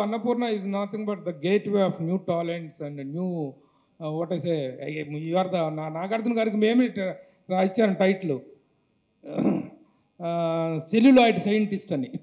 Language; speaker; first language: Telugu; native; Telugu